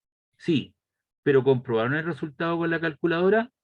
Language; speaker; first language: Spanish; native; Spanish